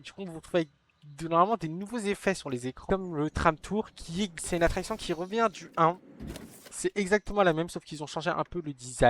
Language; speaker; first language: French; native; French